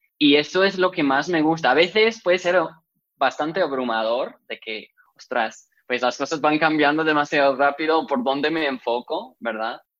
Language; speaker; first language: Spanish; non-native, fluent; English